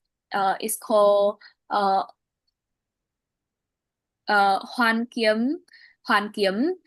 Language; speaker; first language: English; non-native, learner; Vietnamese